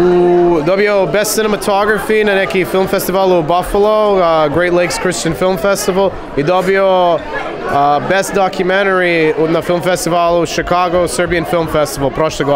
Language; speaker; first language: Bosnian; early bilingual, heritage; Serbian